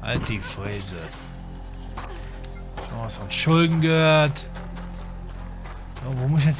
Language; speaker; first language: German; native; German